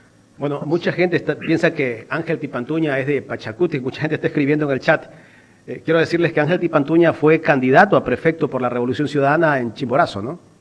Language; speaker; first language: Spanish; native; Spanish